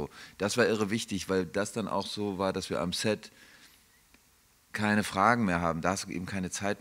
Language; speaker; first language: German; native; German